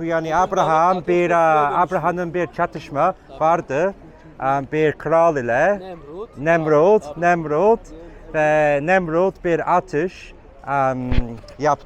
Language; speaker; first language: Turkish; non-native, learner; English